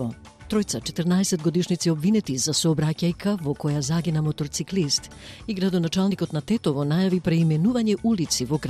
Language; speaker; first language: Macedonian; native; Macedonian